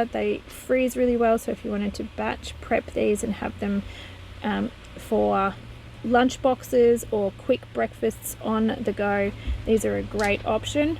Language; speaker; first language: English; native; English